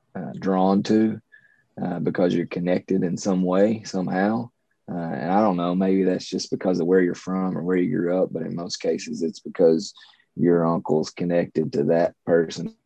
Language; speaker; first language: English; native; English